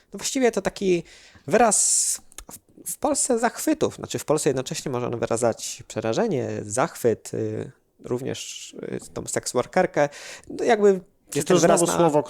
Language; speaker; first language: Polish; native; Polish